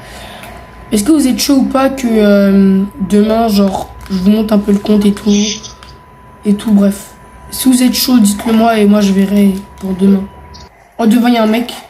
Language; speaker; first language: French; native; French